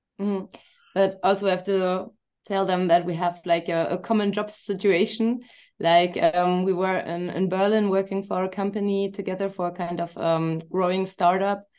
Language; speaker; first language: English; non-native, fluent; German